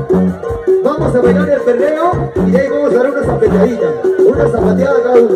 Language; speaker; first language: Spanish; native; Spanish